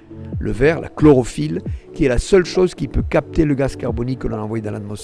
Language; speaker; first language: French; native; French